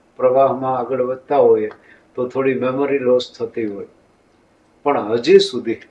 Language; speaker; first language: Gujarati; native; Gujarati